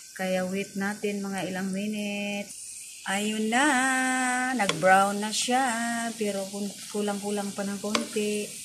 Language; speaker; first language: Filipino; non-native, local second language; Cebuano